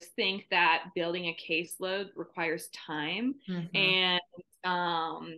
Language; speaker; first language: English; native; English